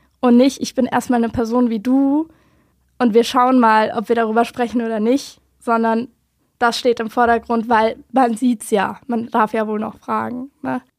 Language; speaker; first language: German; native; German